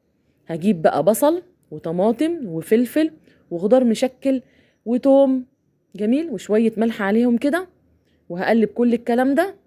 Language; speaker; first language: Arabic; native; Arabic